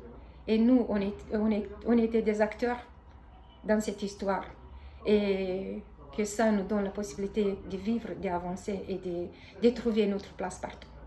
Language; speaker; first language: French; non-native, fluent; Romanian